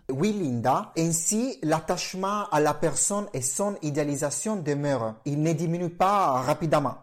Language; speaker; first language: French; non-native, fluent; Italian